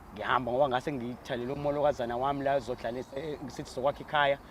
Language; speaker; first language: Zulu; native; Zulu